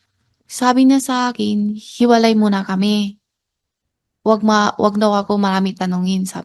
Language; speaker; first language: Filipino; non-native, learner; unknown